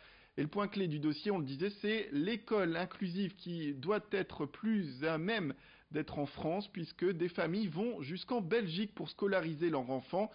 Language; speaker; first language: French; native; French